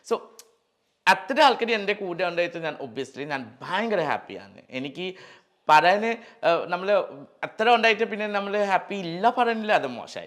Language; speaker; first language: Malayalam; non-native, learner; Assamese